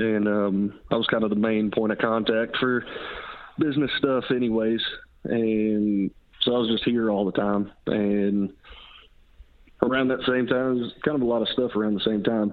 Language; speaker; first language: English; native; English